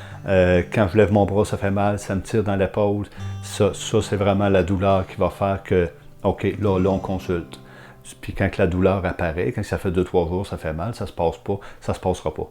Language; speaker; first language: French; native; French